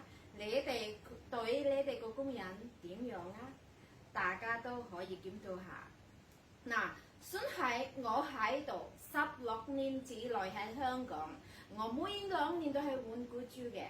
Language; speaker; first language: Cantonese; non-native, fluent; Indonesian